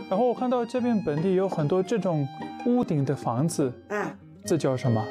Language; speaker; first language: Chinese; non-native, fluent; Spanish